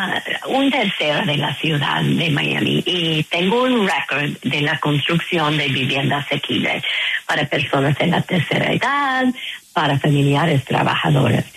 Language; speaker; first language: Spanish; non-native, fluent; English